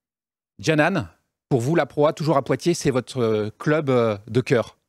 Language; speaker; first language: French; native; French